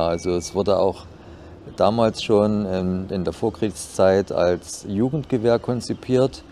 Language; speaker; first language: German; native; German